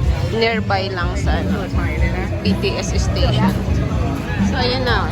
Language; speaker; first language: Filipino; native; Filipino